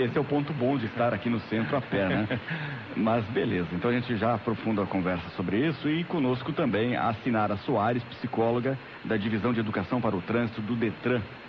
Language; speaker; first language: Portuguese; native; Portuguese